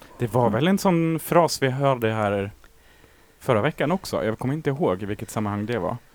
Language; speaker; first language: Swedish; native; Swedish